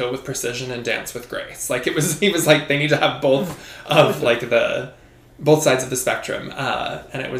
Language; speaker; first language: English; native; English